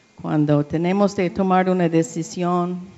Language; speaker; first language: Spanish; non-native, learner; English